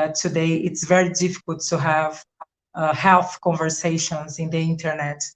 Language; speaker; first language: English; non-native, fluent; Portuguese